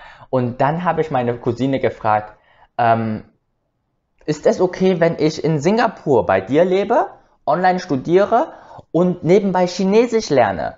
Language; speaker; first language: German; early bilingual, other home language; Vietnamese